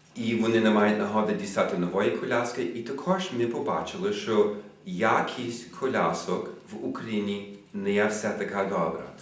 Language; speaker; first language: Ukrainian; non-native, fluent; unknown